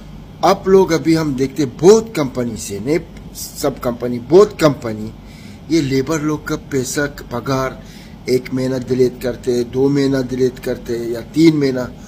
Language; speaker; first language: Hindi; non-native, fluent; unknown